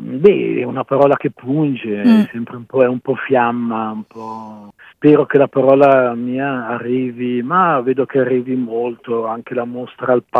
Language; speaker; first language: Italian; native; Italian